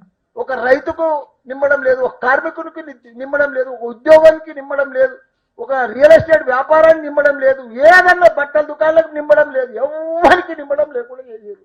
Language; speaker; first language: Telugu; native; Telugu